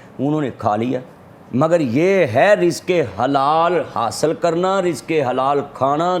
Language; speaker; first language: Urdu; non-native, local second language; Punjabi